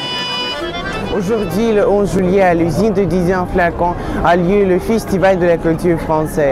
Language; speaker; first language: French; non-native, learner; Russian